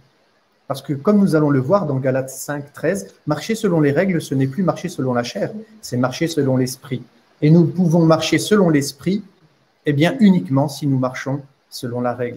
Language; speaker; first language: French; native; French